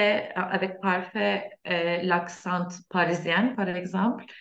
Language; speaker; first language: French; non-native, learner; Turkish